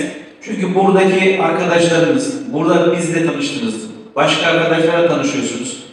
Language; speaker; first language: Turkish; native; Turkish